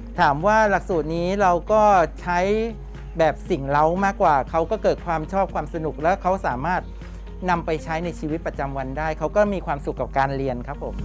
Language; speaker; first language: Thai; native; Thai